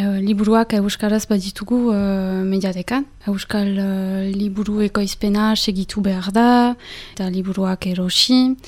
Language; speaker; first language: Basque; non-native, local second language; French